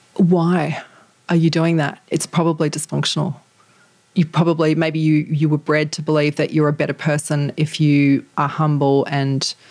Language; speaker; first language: English; native; English